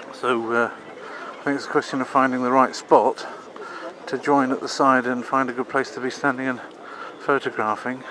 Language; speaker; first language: English; native; English